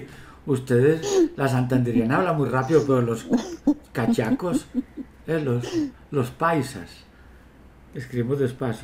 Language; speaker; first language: Spanish; native; Spanish